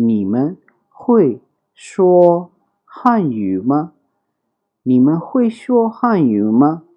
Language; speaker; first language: Chinese; non-native, fluent; Urdu